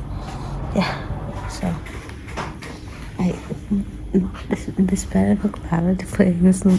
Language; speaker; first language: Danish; non-native, learner; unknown